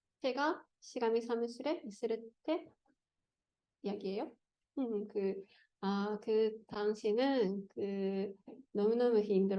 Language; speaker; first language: Korean; non-native, learner; Japanese